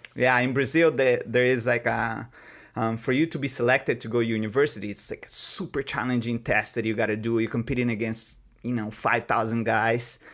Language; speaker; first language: English; non-native, fluent; Portuguese